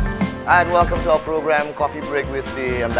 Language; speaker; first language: English; non-native, fluent; Indonesian